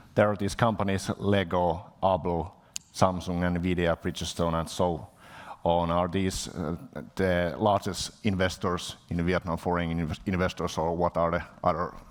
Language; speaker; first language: English; non-native, fluent; Finnish